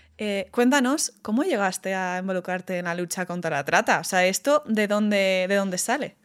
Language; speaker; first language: Spanish; non-native, fluent; English